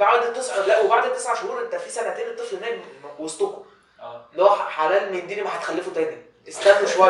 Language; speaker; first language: Arabic; native; Arabic